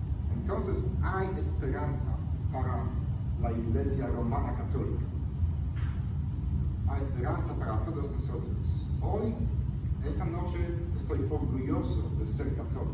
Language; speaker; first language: Spanish; non-native, fluent; Polish